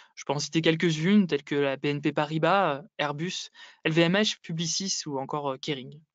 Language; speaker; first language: French; native; French